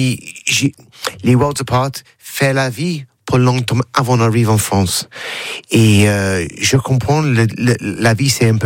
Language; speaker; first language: French; non-native, learner; English